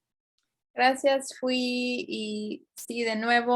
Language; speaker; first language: Spanish; early bilingual, heritage; Spanish